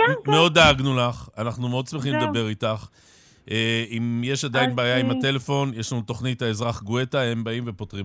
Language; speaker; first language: Hebrew; native; Hebrew